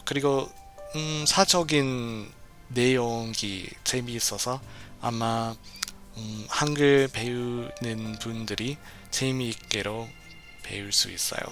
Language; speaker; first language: Korean; non-native, fluent; English